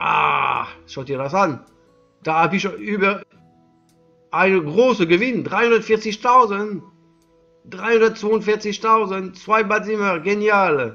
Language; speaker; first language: German; non-native, learner; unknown